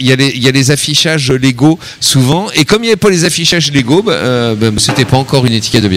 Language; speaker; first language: French; native; French